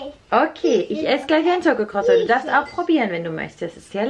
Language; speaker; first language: German; native; German